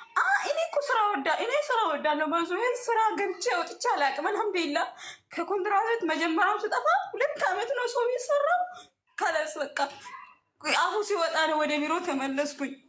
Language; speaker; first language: Amharic; non-native, local second language; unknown